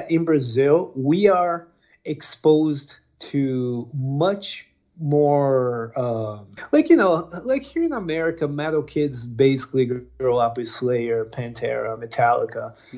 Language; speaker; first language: English; non-native, fluent; Portuguese